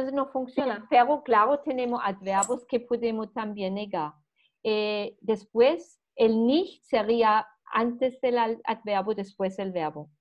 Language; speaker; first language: Spanish; non-native, fluent; German